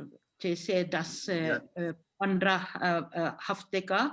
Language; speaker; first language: Hindi; non-native, fluent; Finnish